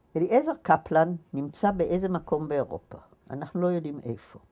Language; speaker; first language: Hebrew; native; Hebrew